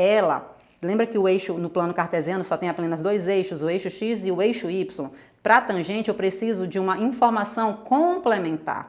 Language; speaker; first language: Portuguese; native; Portuguese